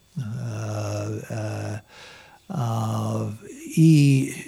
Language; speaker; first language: French; non-native, learner; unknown